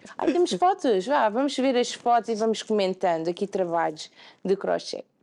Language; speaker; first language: Portuguese; native; Portuguese